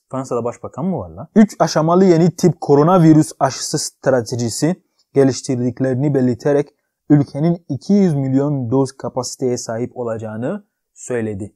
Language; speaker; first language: Turkish; non-native, fluent; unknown